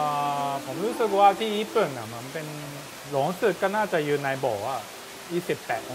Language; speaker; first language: Thai; non-native, fluent; Japanese